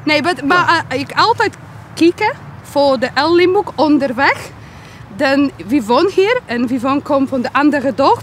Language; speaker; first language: Dutch; non-native, learner; Polish